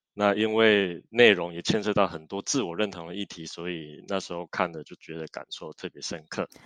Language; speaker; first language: Chinese; native; Chinese